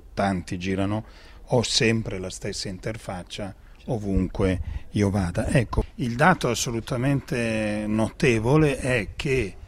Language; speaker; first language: Italian; native; Italian